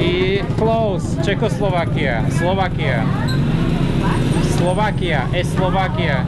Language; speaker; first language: English; non-native, learner; Slovak